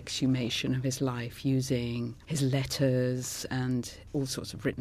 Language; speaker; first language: English; non-native, local second language; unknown